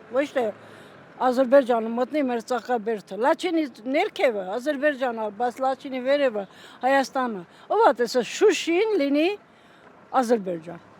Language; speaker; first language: Armenian; native; Armenian